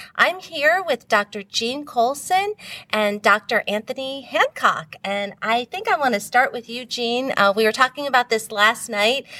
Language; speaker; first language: English; native; English